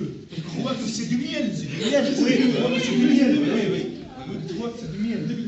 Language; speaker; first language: French; non-native, local second language; Arabic